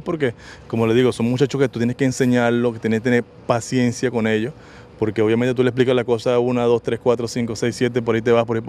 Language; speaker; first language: Spanish; native; Spanish